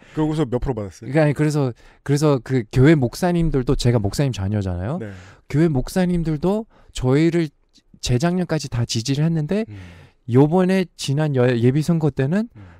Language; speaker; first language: Korean; early bilingual, heritage; Korean